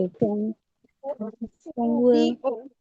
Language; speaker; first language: Chinese; non-native, learner; Bangla